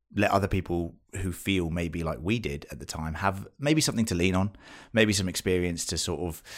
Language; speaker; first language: English; native; English